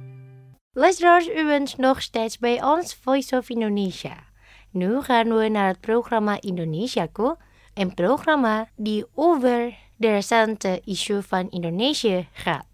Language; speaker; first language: Dutch; non-native, fluent; Indonesian